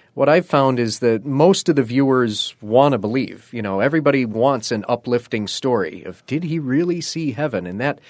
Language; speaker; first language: English; native; English